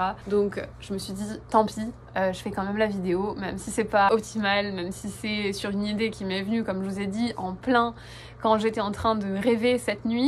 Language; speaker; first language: French; native; French